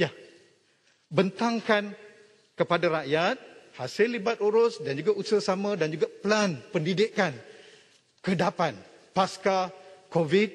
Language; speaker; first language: Malay; native; Malay